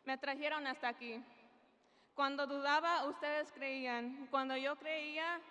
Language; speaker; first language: Spanish; early bilingual, heritage; Spanish